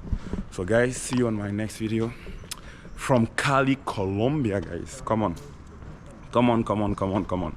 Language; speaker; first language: English; non-native, fluent; French